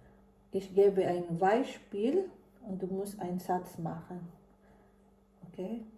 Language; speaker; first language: German; non-native, fluent; Filipino